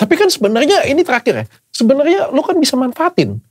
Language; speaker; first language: Indonesian; native; Indonesian